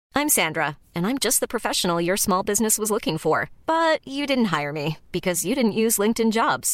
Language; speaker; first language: English; native; English